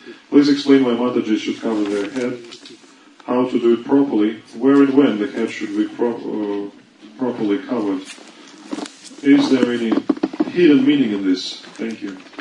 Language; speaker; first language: English; non-native, fluent; Russian